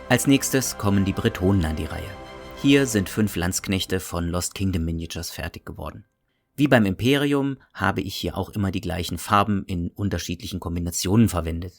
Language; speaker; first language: German; native; German